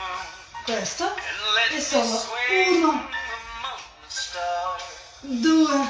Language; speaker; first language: Italian; non-native, learner; Russian